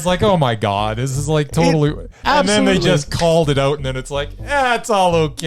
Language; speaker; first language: English; native; English